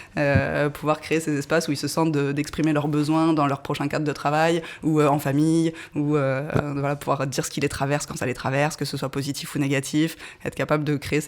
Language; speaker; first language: French; native; French